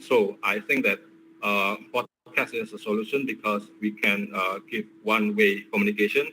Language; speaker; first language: English; non-native, learner; Indonesian